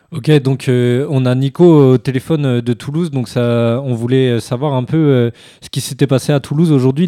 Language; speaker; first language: French; native; French